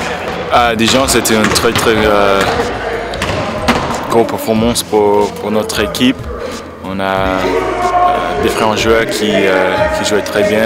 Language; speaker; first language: French; non-native, fluent; English